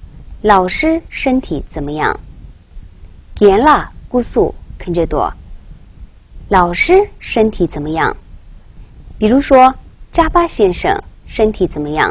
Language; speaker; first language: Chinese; non-native, local second language; Tibetan